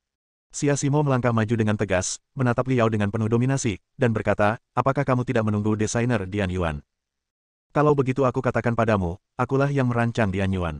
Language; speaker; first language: Indonesian; native; Indonesian